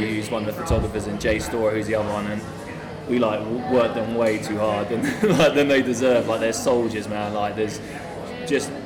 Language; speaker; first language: English; native; English